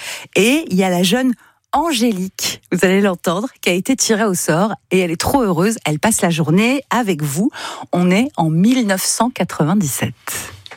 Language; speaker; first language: French; native; French